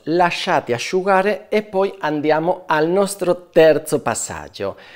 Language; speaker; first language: Italian; non-native, fluent; Spanish